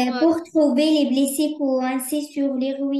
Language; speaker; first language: French; non-native, learner; Arabic